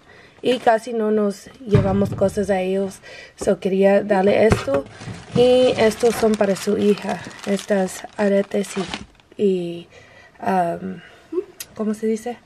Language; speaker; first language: Spanish; non-native, learner; English